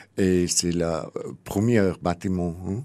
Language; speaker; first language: French; non-native, learner; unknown